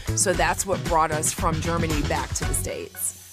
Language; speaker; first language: English; native; English